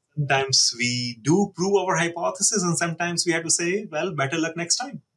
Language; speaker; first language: English; non-native, local second language; Hindi